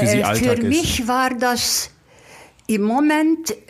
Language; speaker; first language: German; non-native, fluent; Hungarian